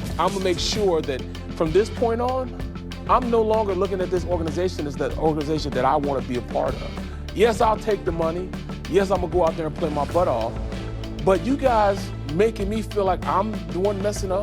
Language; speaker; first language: English; native; English